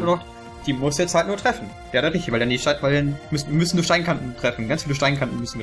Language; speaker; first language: German; native; German